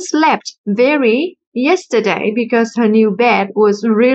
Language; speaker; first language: English; non-native, fluent; Vietnamese